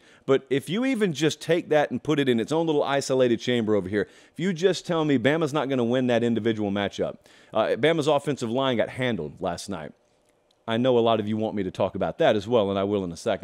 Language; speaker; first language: English; native; English